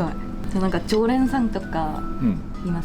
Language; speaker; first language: Japanese; non-native, learner; Korean